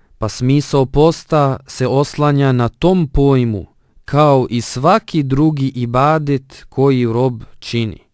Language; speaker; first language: Bosnian; non-native, fluent; Arabic